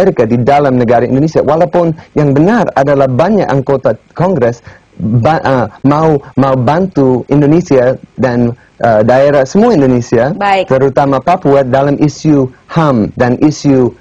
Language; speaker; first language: Indonesian; non-native, fluent; English